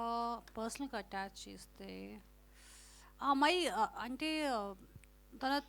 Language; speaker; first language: Telugu; non-native, learner; Hindi